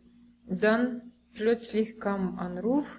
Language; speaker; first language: German; non-native, learner; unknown